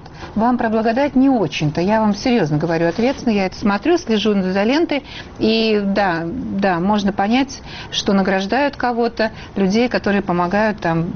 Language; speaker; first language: Russian; native; Russian